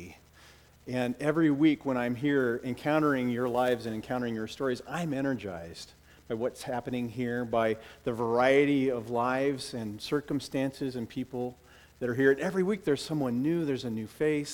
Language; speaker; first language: English; native; English